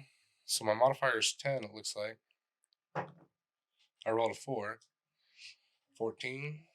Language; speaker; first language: English; native; English